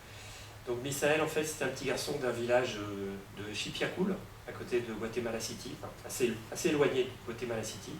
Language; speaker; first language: French; native; French